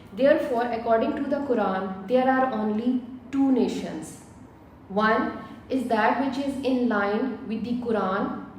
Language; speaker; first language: English; non-native, local second language; Urdu